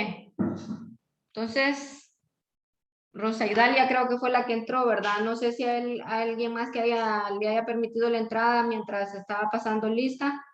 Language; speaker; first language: Spanish; native; Spanish